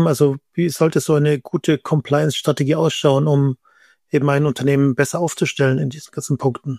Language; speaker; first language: German; native; German